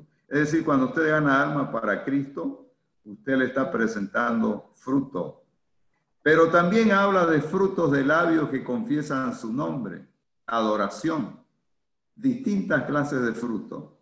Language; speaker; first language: Spanish; native; Spanish